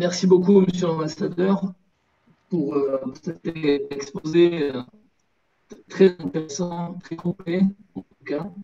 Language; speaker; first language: French; native; French